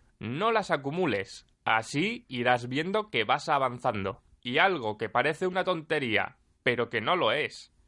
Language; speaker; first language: Spanish; native; Spanish